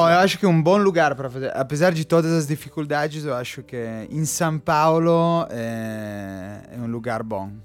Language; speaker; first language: Portuguese; non-native, fluent; Italian